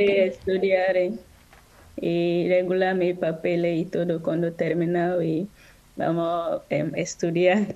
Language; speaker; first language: Spanish; non-native, learner; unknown